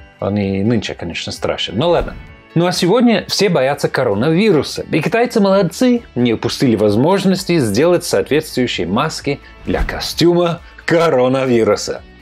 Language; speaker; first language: Russian; non-native, fluent; English